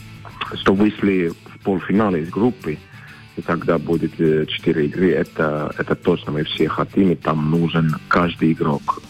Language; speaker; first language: Russian; non-native, fluent; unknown